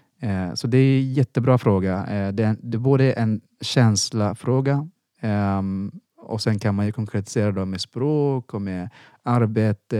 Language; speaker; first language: Swedish; non-native, fluent; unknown